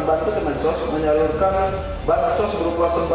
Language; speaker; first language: Indonesian; native; Indonesian